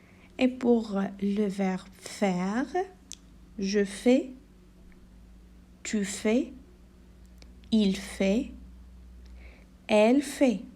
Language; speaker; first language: French; non-native, local second language; Arabic